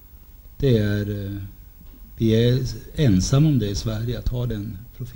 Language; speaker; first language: Swedish; native; Swedish